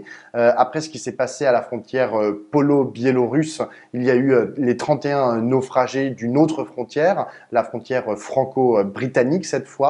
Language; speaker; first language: French; native; French